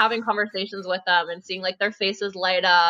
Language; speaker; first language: English; native; English